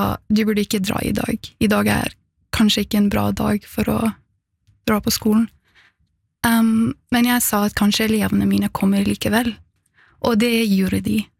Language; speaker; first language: Norwegian; non-native, fluent; Persian